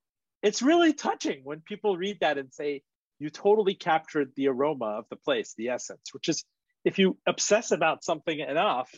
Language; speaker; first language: English; early bilingual, other home language; Persian